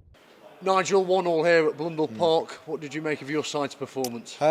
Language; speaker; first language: English; native; English